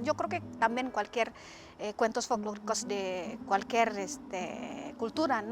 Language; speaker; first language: Spanish; non-native, fluent; Indonesian